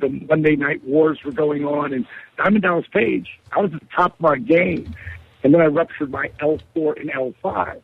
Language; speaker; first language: English; native; English